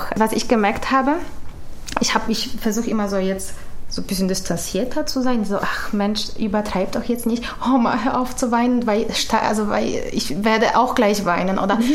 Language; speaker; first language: German; non-native, fluent; Polish